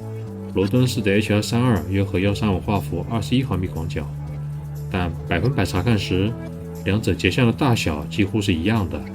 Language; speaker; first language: Chinese; native; Chinese